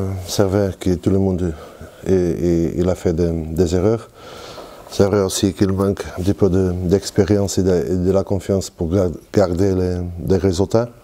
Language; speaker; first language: French; non-native, fluent; Portuguese